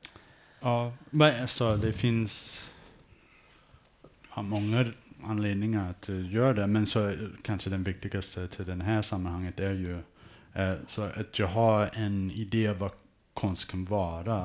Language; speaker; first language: Swedish; early bilingual, heritage; English